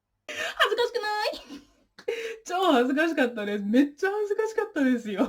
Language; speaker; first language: Japanese; non-native, fluent; English